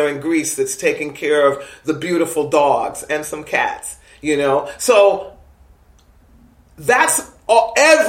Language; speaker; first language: English; native; English